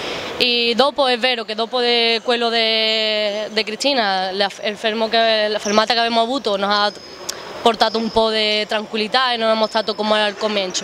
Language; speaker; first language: Italian; non-native, learner; Spanish